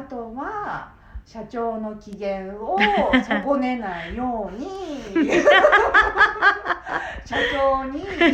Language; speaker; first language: Japanese; native; Japanese